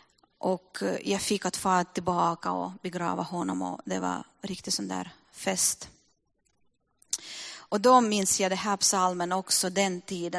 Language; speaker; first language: Swedish; non-native, fluent; Russian